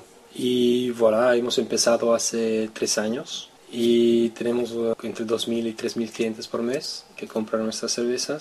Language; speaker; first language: Spanish; non-native, fluent; French